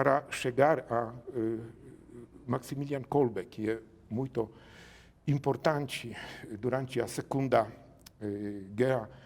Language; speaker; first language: Portuguese; non-native, learner; Polish